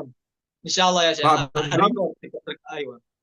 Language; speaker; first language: Arabic; non-native, local second language; Indonesian